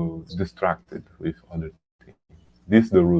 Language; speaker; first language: English; non-native, learner; Portuguese